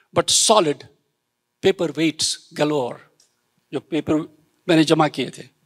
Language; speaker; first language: Hindi; native; Hindi